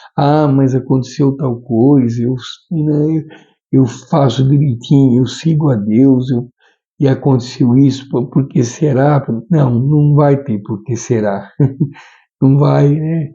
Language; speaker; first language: Portuguese; native; Portuguese